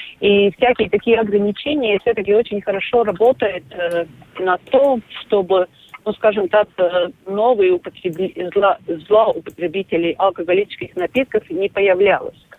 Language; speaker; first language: Russian; non-native, local second language; Latvian